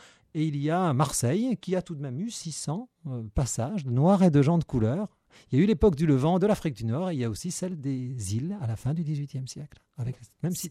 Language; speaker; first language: French; native; French